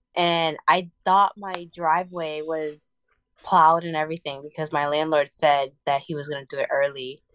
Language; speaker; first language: English; early bilingual, other home language; Spanish